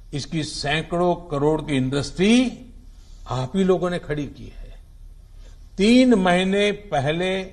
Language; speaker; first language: Hindi; non-native, local second language; Gujarati